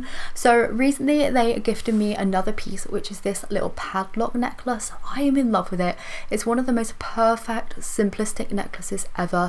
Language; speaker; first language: English; native; English